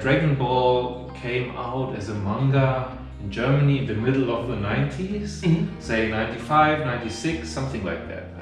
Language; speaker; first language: English; non-native, fluent; German